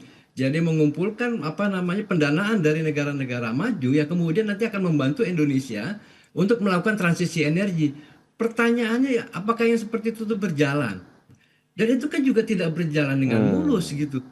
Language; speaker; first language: Indonesian; native; Indonesian